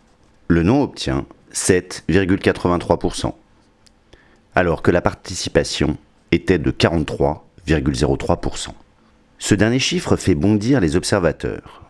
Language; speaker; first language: French; native; French